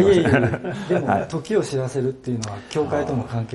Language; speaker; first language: Japanese; native; Japanese